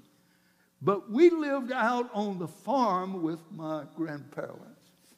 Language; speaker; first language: English; native; English